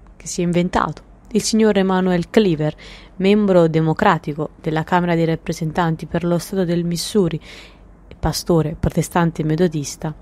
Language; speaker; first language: Italian; native; Italian